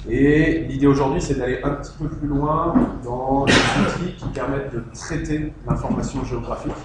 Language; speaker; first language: French; native; French